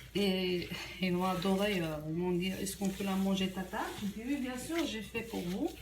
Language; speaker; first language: French; non-native, local second language; Arabic